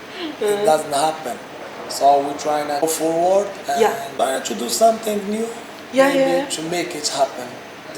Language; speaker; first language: English; non-native, learner; Arabic